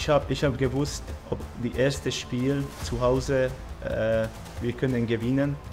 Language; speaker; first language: German; non-native, learner; Hungarian